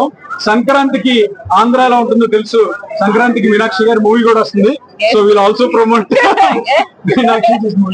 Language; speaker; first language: Telugu; native; Telugu